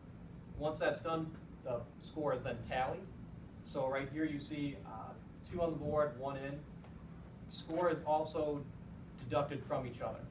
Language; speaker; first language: English; native; English